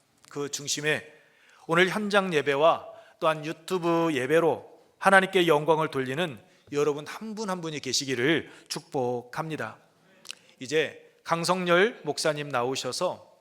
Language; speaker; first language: Korean; native; Korean